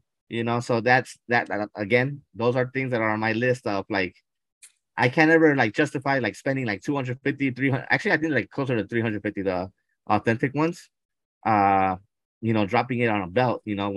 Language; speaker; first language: English; early bilingual, other home language; Spanish